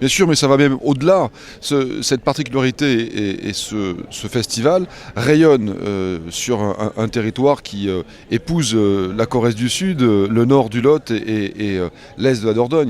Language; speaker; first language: French; native; French